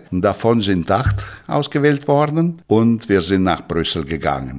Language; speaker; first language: German; non-native, fluent; Italian